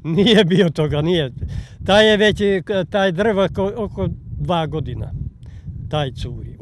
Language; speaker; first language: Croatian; non-native, local second language; Hungarian